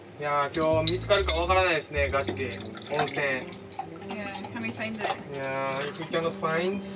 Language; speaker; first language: Japanese; native; Japanese